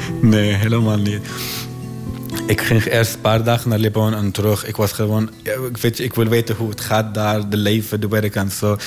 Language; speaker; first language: Dutch; non-native, learner; Arabic